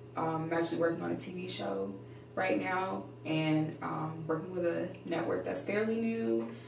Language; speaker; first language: English; native; English